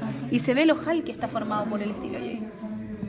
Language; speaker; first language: Spanish; native; Spanish